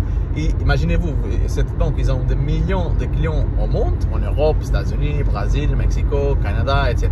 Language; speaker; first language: French; non-native, learner; Portuguese